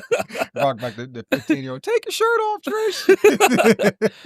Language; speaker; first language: English; native; English